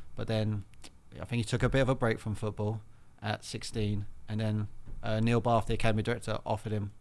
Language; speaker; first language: English; native; English